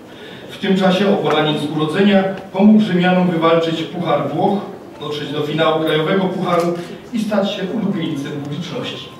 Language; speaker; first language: Polish; native; Polish